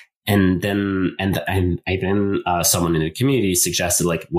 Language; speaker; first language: English; non-native, fluent; French